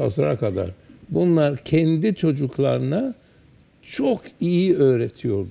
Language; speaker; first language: Turkish; early bilingual, heritage; Turkish